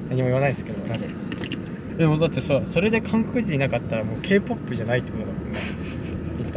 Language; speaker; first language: Japanese; native; Japanese